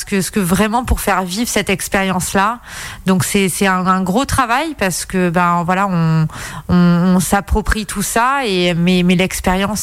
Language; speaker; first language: French; native; French